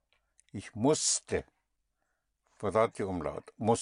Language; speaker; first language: German; non-native, fluent; English